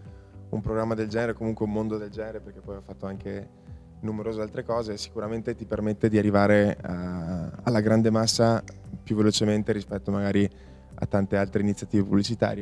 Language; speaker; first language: Italian; native; Italian